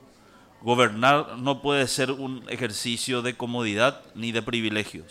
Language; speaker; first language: Spanish; native; Spanish